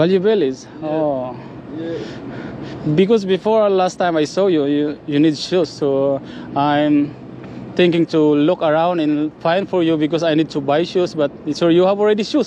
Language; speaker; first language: English; non-native, learner; Filipino